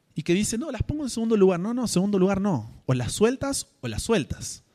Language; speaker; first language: Spanish; native; Spanish